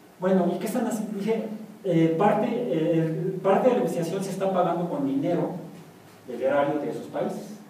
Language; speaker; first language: Spanish; native; Spanish